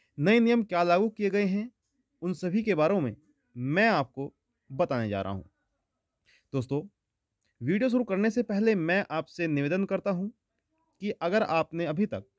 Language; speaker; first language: Hindi; native; Hindi